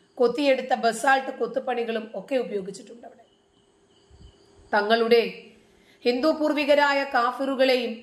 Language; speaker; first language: Malayalam; native; Malayalam